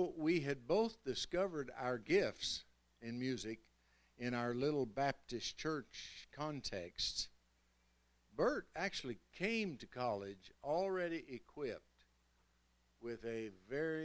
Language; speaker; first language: English; native; English